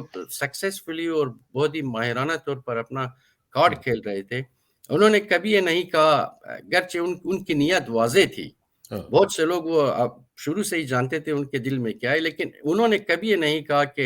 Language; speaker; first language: Hindi; non-native, fluent; Persian